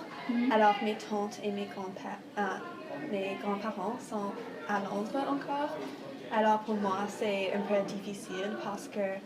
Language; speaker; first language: French; non-native, fluent; English